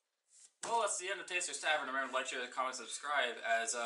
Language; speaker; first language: English; native; English